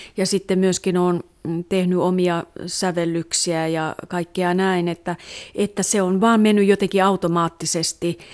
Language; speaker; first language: Finnish; non-native, local second language; Swedish